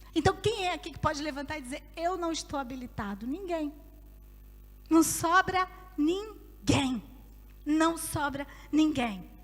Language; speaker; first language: Portuguese; native; Portuguese